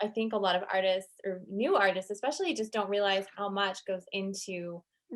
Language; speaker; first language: English; native; English